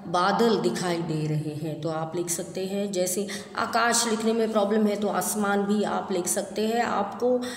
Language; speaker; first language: Hindi; non-native, local second language; Gujarati